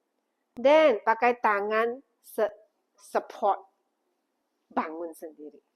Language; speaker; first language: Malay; non-native, local second language; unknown